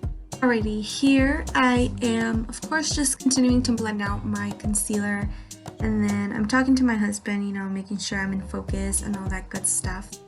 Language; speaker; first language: English; native; English